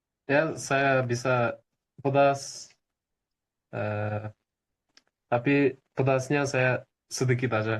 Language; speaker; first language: Indonesian; non-native, learner; Kyrgyz